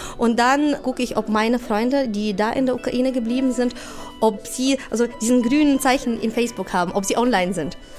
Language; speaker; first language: German; non-native, fluent; Ukrainian